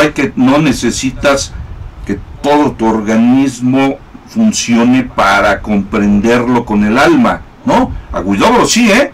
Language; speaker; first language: Spanish; native; Spanish